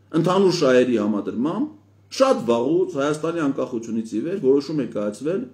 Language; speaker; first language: Armenian; native; Armenian